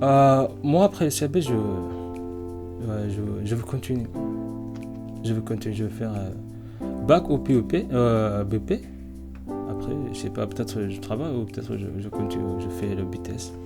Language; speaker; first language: French; non-native, learner; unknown